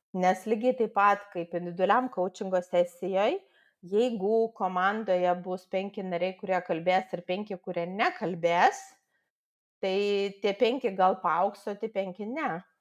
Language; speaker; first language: Lithuanian; non-native, local second language; Russian